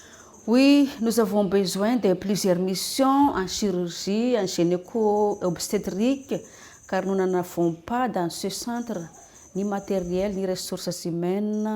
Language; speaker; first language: French; non-native, local second language; Malagasy